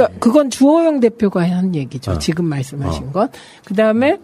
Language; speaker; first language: Korean; native; Korean